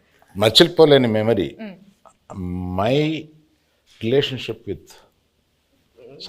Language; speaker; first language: Telugu; native; Telugu